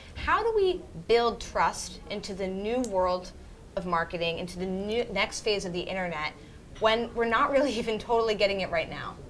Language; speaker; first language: English; native; English